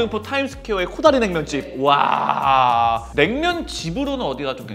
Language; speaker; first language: Korean; native; Korean